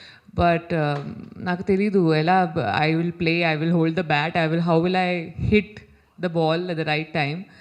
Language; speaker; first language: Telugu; non-native, learner; Hindi